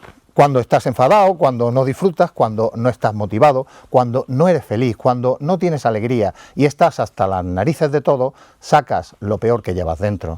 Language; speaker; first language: Spanish; native; Spanish